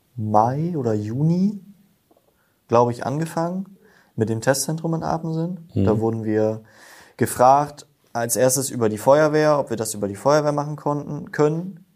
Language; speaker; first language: German; native; German